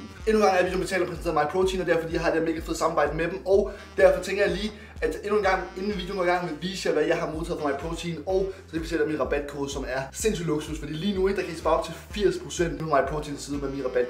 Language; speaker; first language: Danish; native; Danish